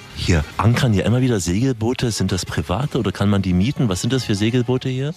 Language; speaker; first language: German; native; German